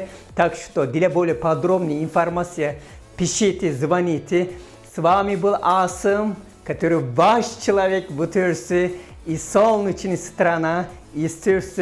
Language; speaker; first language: Russian; non-native, fluent; Turkish